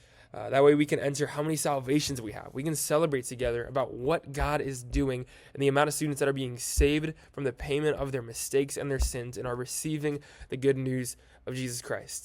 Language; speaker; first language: English; native; English